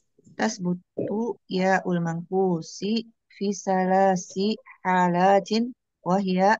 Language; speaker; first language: Arabic; non-native, learner; Indonesian